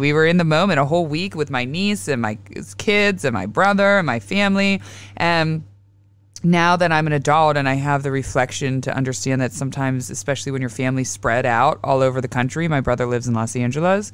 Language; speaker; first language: English; native; English